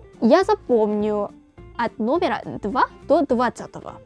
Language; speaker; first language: Russian; non-native, fluent; Korean